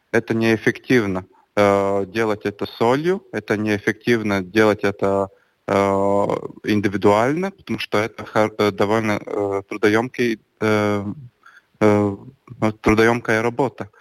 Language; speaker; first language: Russian; non-native, local second language; Latvian